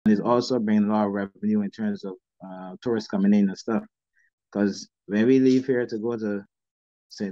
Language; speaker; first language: English; native; English